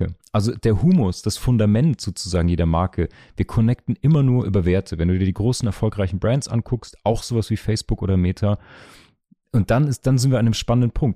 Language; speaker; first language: German; native; German